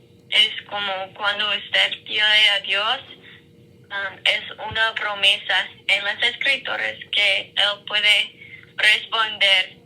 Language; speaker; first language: Spanish; non-native, learner; English